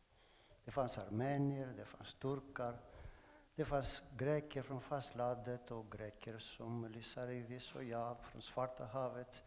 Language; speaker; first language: Swedish; non-native, fluent; Greek